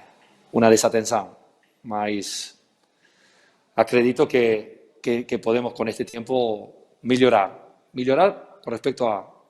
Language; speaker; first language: Portuguese; non-native, fluent; Spanish